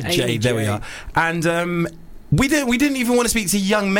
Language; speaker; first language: English; native; English